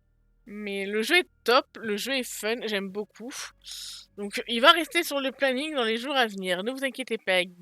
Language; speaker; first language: French; native; French